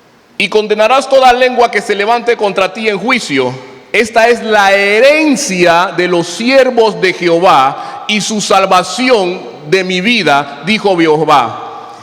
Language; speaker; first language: Spanish; native; Spanish